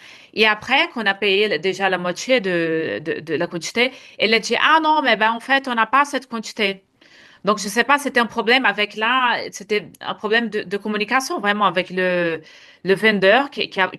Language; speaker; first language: French; non-native, fluent; Portuguese